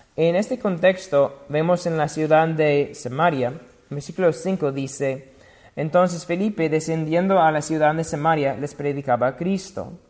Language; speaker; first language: Spanish; non-native, fluent; English